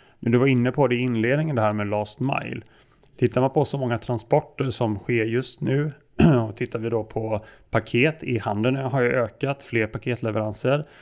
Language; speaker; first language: Swedish; native; Swedish